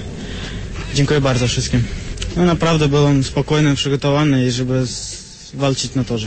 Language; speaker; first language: Polish; non-native, learner; Russian